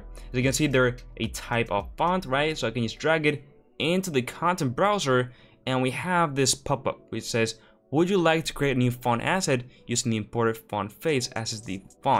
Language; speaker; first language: English; non-native, fluent; Spanish